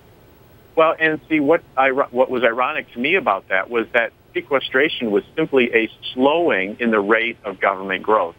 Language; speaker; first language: English; native; English